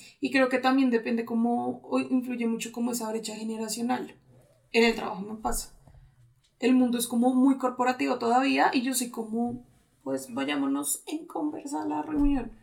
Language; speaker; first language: Spanish; native; Spanish